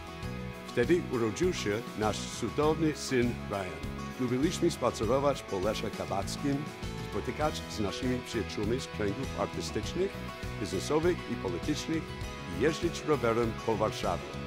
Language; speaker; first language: Polish; non-native, fluent; English